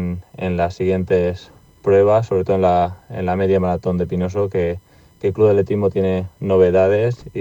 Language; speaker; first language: Spanish; native; Spanish